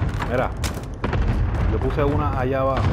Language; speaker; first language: Spanish; native; Spanish